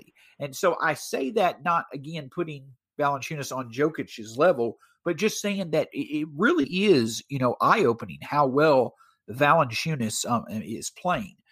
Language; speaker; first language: English; native; English